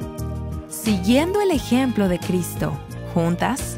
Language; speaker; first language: Spanish; native; Spanish